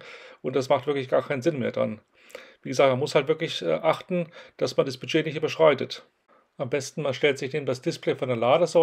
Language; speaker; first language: German; native; German